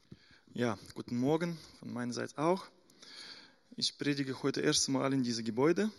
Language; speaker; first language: German; non-native, fluent; Russian